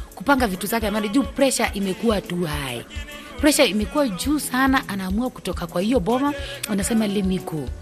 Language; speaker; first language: Swahili; non-native, local second language; Luyia